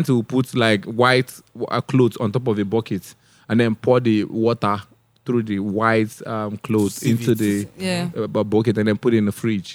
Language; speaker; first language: English; non-native, local second language; Igbo